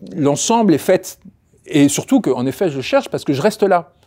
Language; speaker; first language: French; early bilingual, other home language; Spanish